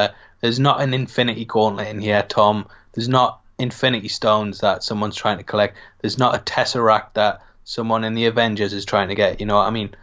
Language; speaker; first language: English; native; English